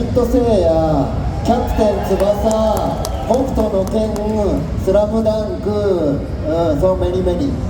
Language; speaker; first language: Japanese; native; Japanese